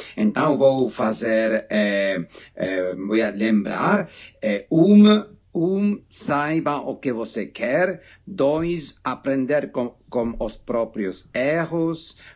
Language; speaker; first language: Portuguese; non-native, learner; Spanish